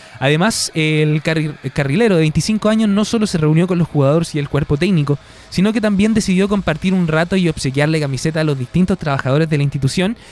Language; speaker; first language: Spanish; native; Spanish